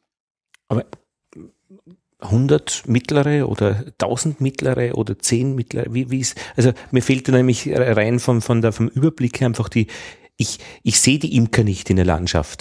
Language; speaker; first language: German; native; German